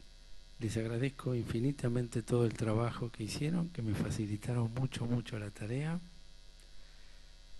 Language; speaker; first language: Spanish; native; Spanish